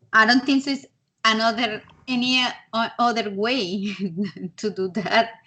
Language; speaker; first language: English; non-native, learner; Spanish